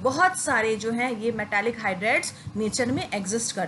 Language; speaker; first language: Hindi; native; Hindi